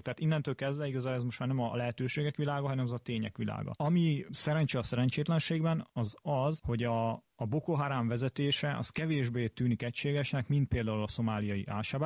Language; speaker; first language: Hungarian; native; Hungarian